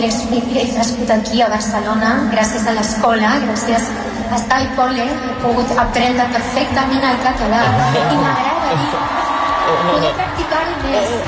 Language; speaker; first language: Catalan; non-native, local second language; Spanish